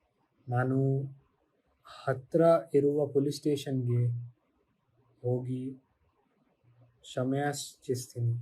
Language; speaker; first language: Kannada; non-native, learner; Hindi